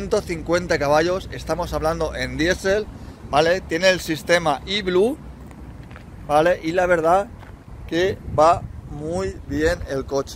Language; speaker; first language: Spanish; native; Spanish